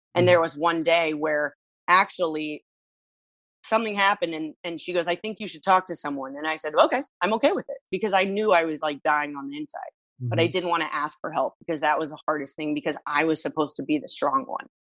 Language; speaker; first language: English; native; English